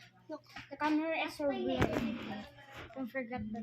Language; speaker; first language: English; non-native, local second language; Filipino